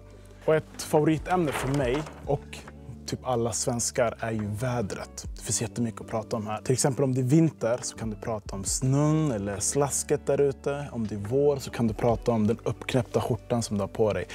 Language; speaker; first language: Swedish; native; Swedish